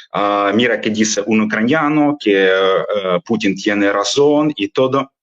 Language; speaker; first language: Spanish; non-native, fluent; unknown